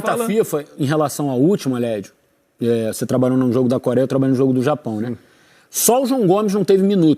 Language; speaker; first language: Portuguese; native; Portuguese